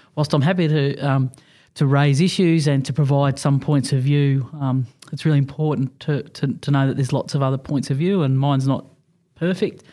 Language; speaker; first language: English; native; English